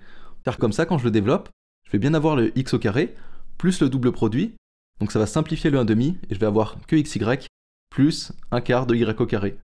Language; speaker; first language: French; native; French